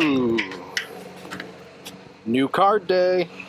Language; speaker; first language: English; native; English